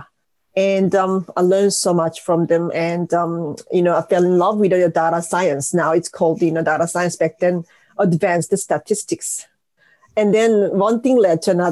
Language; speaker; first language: English; non-native, fluent; Korean